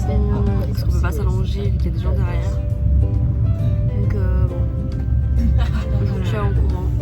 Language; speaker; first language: French; native; French